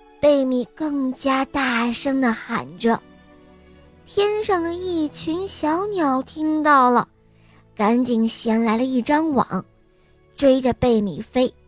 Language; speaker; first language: Chinese; native; Chinese